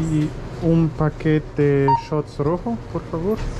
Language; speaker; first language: Spanish; non-native, learner; German